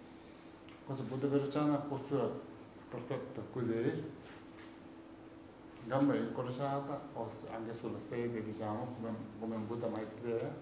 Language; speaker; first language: Italian; non-native, learner; Tibetan